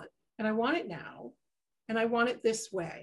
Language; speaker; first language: English; native; English